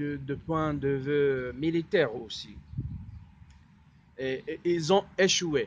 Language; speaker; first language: French; non-native, fluent; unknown